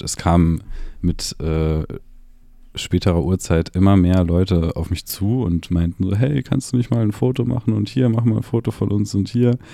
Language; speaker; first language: German; native; German